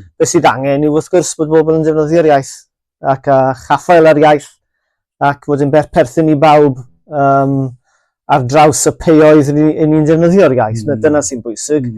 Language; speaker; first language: Welsh; native; Welsh